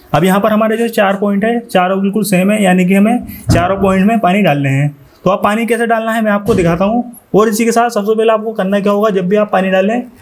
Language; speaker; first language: Hindi; native; Hindi